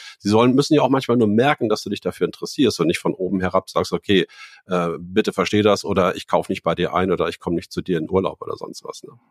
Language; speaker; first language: German; native; German